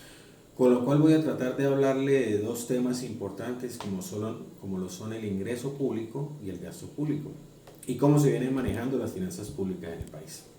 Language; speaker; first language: Spanish; native; Spanish